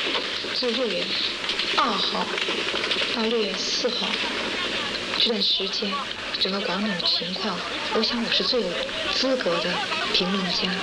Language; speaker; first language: Chinese; native; Chinese